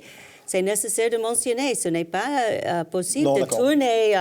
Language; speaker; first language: French; non-native, learner; English